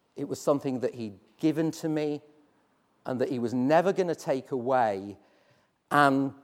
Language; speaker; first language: English; native; English